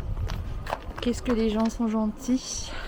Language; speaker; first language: French; native; French